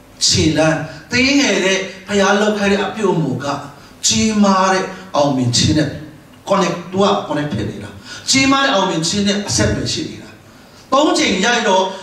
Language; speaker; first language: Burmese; non-native, local second language; Tedim Chin